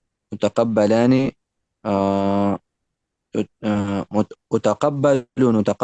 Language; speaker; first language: Arabic; non-native, learner; Urdu